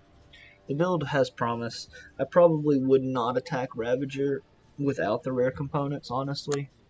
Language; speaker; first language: English; native; English